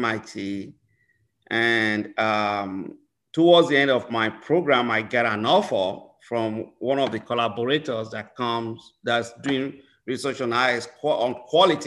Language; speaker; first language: English; non-native, local second language; Yoruba